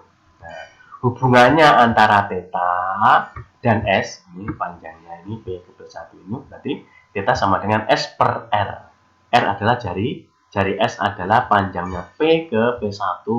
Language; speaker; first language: Indonesian; native; Indonesian